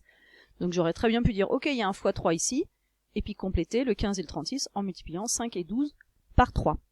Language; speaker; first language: French; native; French